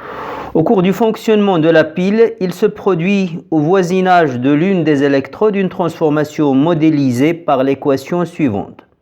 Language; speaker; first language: French; non-native, local second language; Arabic